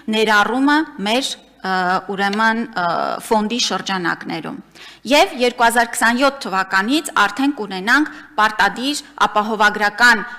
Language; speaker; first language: Armenian; native; Armenian